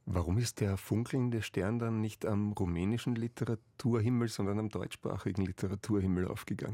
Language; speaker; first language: German; native; German